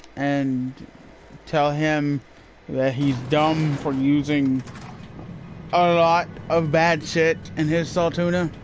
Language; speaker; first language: English; native; English